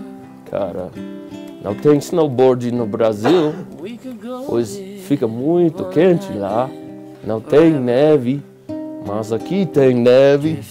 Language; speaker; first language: Portuguese; non-native, learner; English